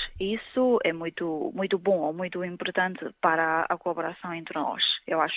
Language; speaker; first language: Portuguese; non-native, fluent; Chinese